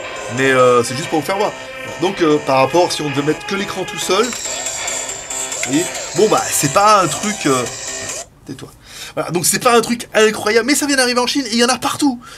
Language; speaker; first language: French; native; French